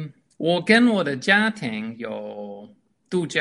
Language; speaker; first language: Chinese; non-native, fluent; English